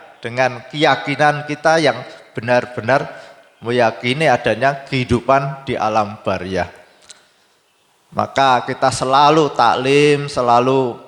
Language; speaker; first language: Indonesian; native; Indonesian